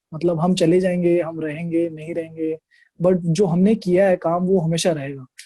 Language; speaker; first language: Hindi; non-native, local second language; Marathi